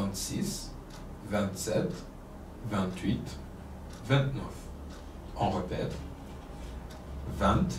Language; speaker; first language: French; non-native, fluent; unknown